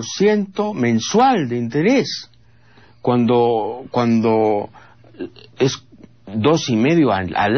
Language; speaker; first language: Spanish; native; Spanish